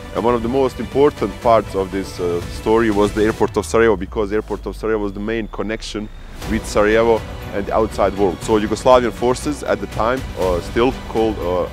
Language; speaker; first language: English; early bilingual, other home language; Bosnian